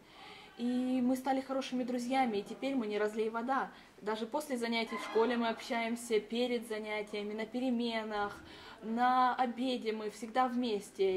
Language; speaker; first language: Russian; early bilingual, heritage; Russian